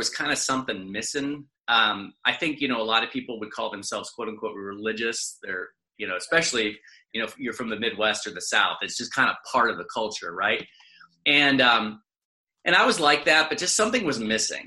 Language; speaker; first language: English; native; English